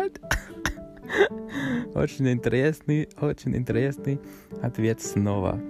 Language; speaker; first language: Russian; non-native, learner; English